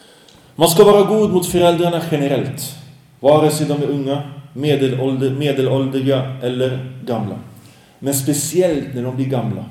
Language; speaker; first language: Swedish; early bilingual, other home language; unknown